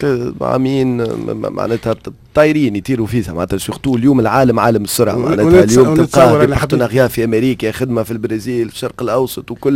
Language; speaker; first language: Arabic; native; Arabic